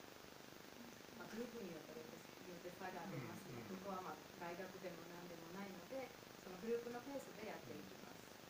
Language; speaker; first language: Japanese; non-native, fluent; Armenian